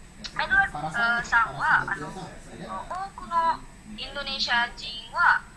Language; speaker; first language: Japanese; non-native, learner; Indonesian